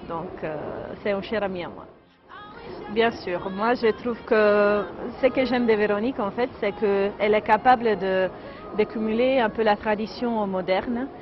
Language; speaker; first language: French; non-native, fluent; Italian